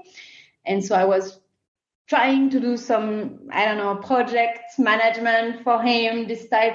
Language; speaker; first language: English; non-native, fluent; French